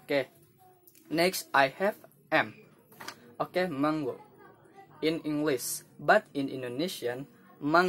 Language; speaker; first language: English; non-native, learner; Indonesian